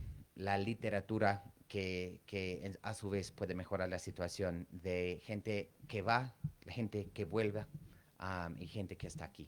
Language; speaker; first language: Spanish; non-native, fluent; English